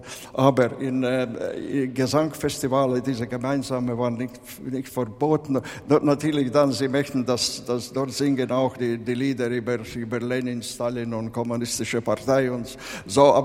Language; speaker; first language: German; non-native, fluent; Latvian